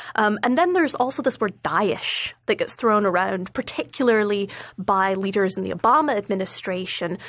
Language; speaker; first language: English; native; English